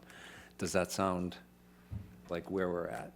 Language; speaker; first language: English; native; English